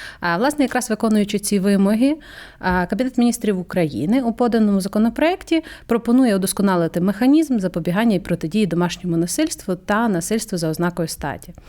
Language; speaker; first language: Ukrainian; native; Ukrainian